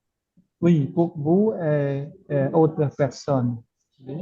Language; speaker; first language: French; non-native, learner; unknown